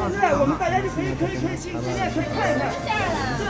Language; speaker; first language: Chinese; non-native, learner; Oromo